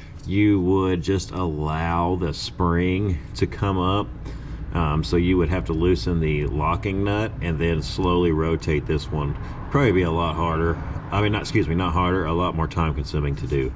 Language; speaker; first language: English; native; English